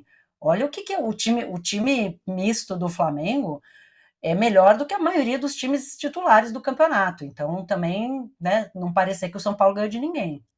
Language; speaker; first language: Portuguese; native; Portuguese